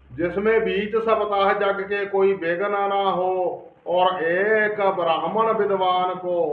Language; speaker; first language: Hindi; non-native, local second language; Punjabi